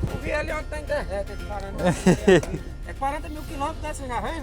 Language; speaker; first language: Portuguese; native; Portuguese